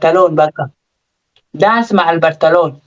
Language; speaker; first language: Arabic; non-native, learner; Oromo